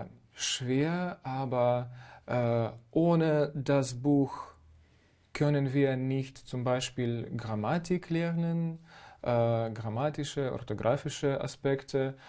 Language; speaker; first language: German; non-native, fluent; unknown